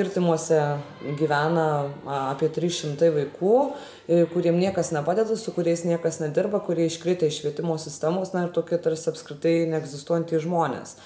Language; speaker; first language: Lithuanian; native; Lithuanian